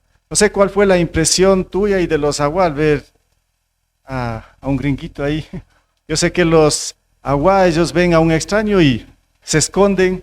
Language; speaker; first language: Spanish; native; Spanish